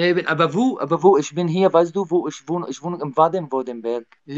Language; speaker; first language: German; non-native, learner; Arabic